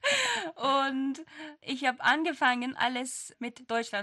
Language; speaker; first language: German; non-native, learner; Turkish